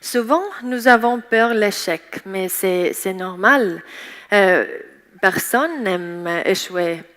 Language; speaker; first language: French; non-native, learner; Estonian